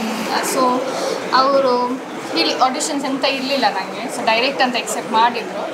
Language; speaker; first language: Kannada; non-native, local second language; Konkani